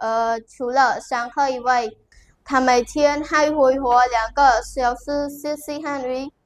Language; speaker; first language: Chinese; non-native, learner; Khmer